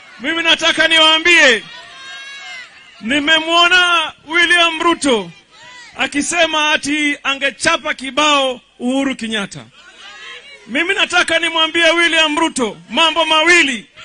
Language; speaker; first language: Swahili; native; Swahili